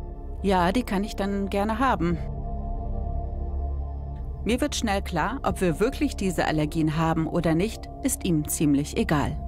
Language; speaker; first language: German; native; German